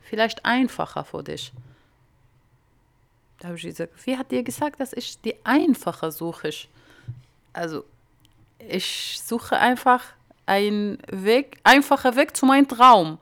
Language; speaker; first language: German; non-native, fluent; Arabic